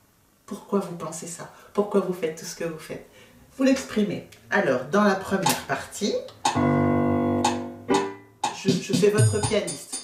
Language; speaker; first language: French; native; French